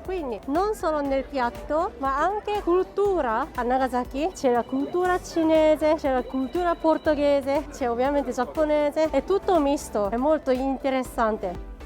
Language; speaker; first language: Italian; non-native, fluent; Japanese